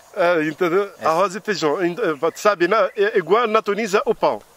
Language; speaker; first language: Portuguese; non-native, fluent; Arabic